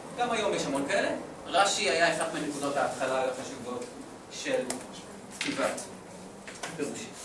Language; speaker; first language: Hebrew; native; Hebrew